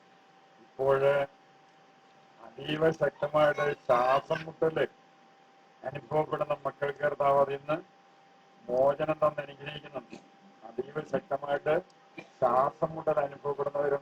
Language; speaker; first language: Malayalam; native; Malayalam